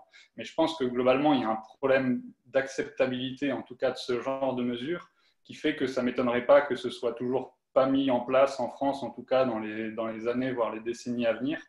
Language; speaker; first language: French; native; French